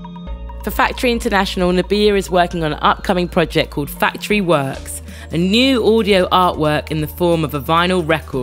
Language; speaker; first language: English; native; English